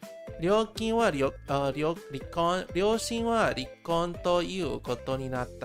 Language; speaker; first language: Japanese; non-native, learner; English